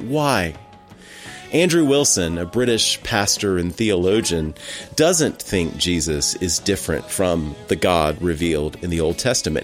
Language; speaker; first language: English; native; English